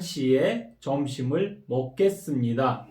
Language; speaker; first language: Korean; non-native, fluent; Kyrgyz